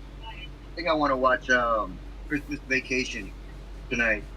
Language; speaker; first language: English; native; English